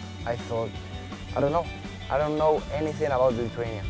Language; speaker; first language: English; non-native, learner; Spanish